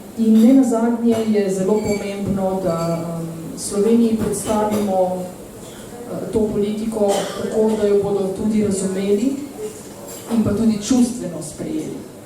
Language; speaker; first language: Slovenian; early bilingual, other home language; Bosnian